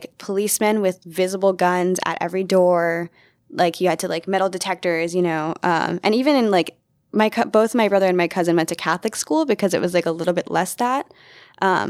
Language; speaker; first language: English; native; English